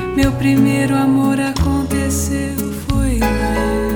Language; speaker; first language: English; early bilingual, other home language; Portuguese